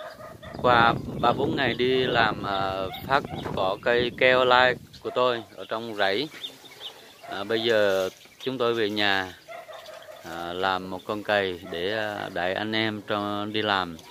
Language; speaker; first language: Vietnamese; non-native, local second language; Jarai